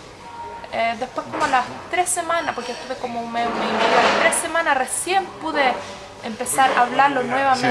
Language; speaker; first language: Spanish; early bilingual, heritage; Swedish